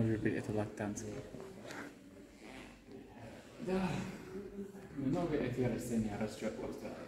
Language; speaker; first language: Russian; non-native, learner; English